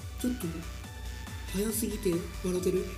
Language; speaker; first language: Japanese; native; Japanese